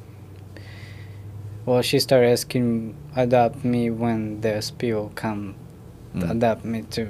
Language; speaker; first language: English; non-native, learner; Ukrainian